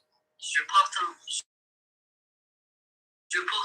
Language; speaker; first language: French; non-native, learner; Turkish